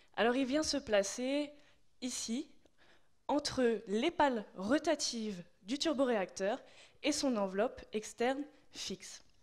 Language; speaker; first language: French; native; French